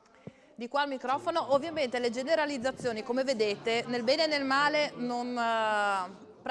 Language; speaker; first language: Italian; native; Italian